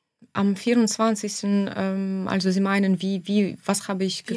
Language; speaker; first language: German; non-native, fluent; Ukrainian